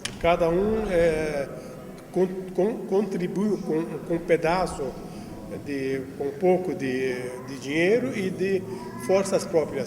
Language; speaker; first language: Portuguese; non-native, fluent; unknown